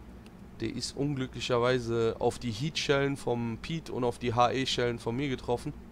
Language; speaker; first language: German; native; German